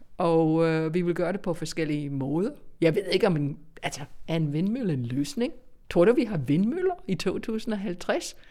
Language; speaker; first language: Danish; non-native, fluent; English